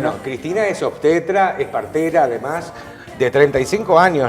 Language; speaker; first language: Spanish; native; Spanish